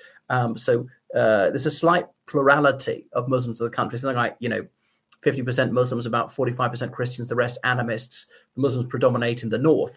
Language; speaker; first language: English; native; English